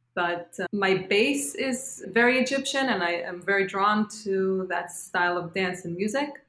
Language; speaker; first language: English; non-native, fluent; Hebrew